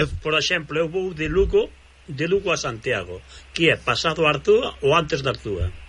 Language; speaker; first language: Galician; native; Galician